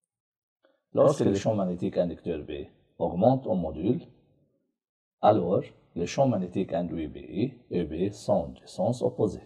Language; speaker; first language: French; non-native, local second language; Arabic